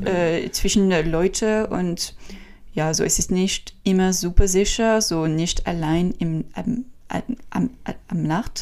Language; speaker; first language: German; non-native, learner; French